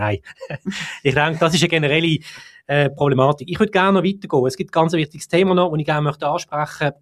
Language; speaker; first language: German; native; German